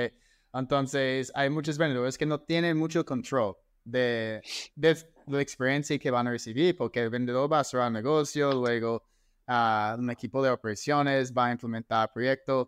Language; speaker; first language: Spanish; non-native, fluent; English